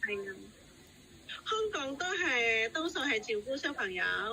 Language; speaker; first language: Cantonese; non-native, fluent; Indonesian